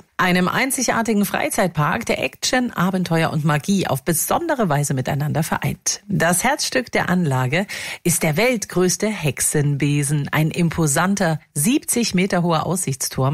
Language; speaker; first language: German; native; German